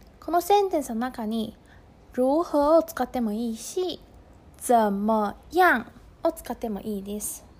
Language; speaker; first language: Japanese; non-native, fluent; Chinese